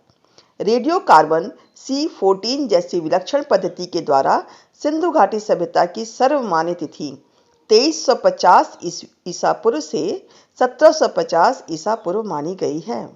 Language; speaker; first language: Hindi; native; Hindi